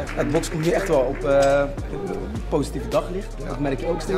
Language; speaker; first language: Dutch; native; Dutch